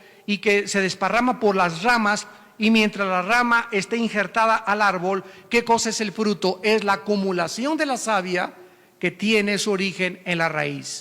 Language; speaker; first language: Spanish; native; Spanish